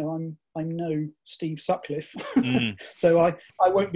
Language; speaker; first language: English; native; English